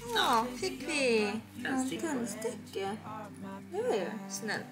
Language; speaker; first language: Swedish; non-native, learner; Japanese